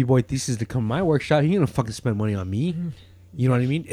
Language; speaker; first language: English; native; English